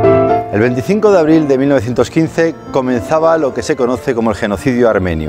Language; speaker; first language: Spanish; native; Spanish